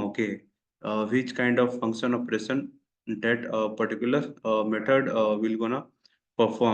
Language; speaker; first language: English; non-native, local second language; Hindi